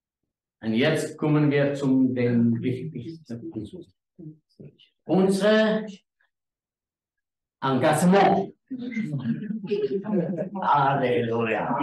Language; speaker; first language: German; non-native, learner; Afrikaans